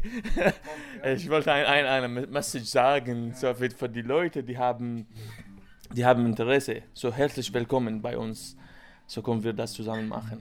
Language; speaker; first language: German; non-native, learner; Arabic